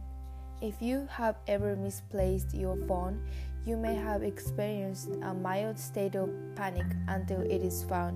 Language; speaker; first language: English; non-native, learner; Japanese